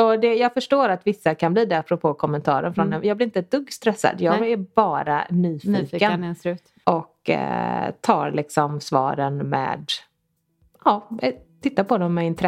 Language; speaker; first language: Swedish; native; Swedish